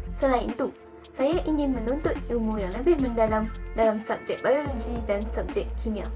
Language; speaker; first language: Malay; non-native, local second language; Chinese